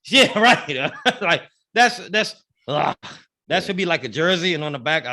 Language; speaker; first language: English; native; English